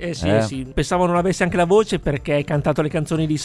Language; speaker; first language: Italian; native; Italian